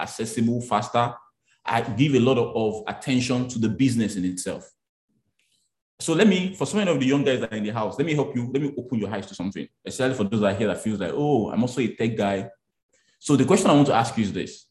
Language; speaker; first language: English; non-native, local second language; Yoruba